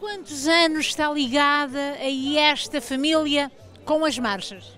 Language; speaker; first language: Portuguese; native; Portuguese